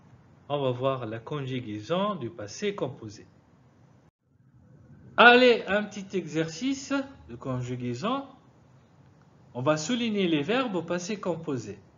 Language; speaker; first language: French; non-native, fluent; Arabic